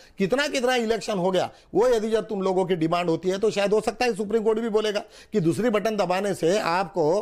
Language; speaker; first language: Hindi; non-native, local second language; Marathi